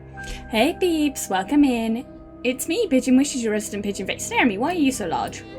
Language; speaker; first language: English; native; English